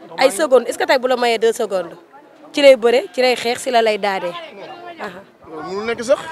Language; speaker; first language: Wolof; native; Wolof